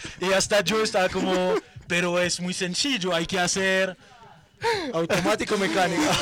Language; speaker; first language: Spanish; non-native, fluent; French